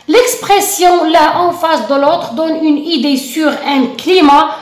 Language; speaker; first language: French; non-native, local second language; Arabic